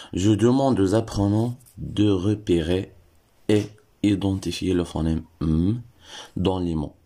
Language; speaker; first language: French; non-native, local second language; Arabic